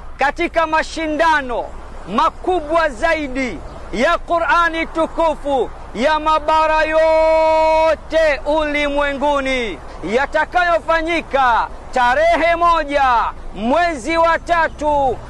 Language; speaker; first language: Swahili; native; Swahili